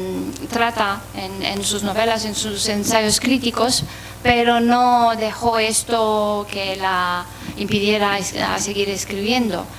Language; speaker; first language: Spanish; non-native, fluent; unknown